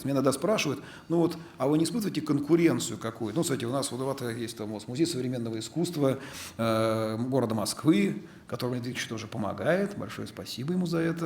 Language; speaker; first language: Russian; native; Russian